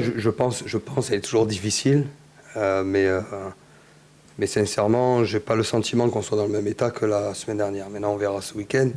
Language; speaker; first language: French; native; French